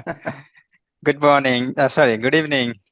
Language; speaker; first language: English; non-native, fluent; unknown